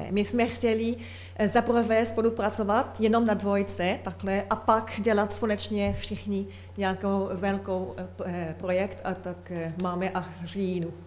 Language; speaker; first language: Czech; non-native, learner; French